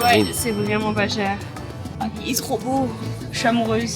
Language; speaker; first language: French; native; French